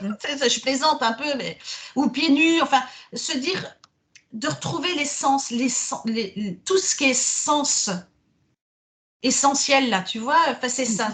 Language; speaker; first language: French; native; French